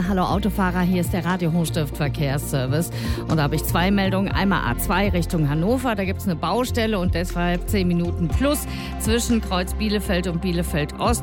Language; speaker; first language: German; native; German